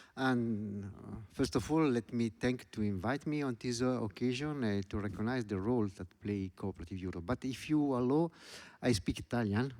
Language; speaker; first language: English; non-native, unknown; Italian